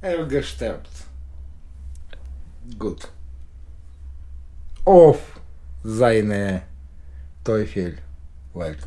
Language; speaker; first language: German; non-native, learner; Russian